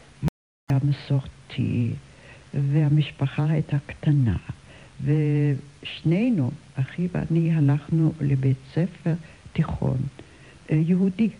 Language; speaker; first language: Hebrew; non-native, fluent; German